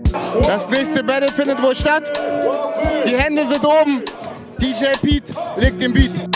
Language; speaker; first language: German; native; German